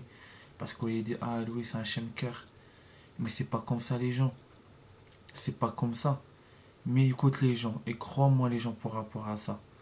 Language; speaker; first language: French; non-native, learner; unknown